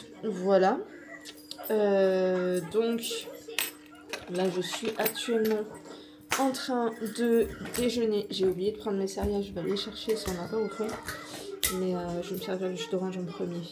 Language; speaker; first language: French; native; French